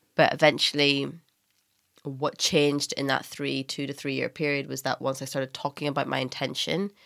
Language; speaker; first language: English; native; English